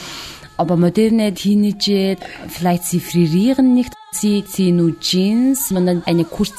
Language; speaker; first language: German; non-native, fluent; Mongolian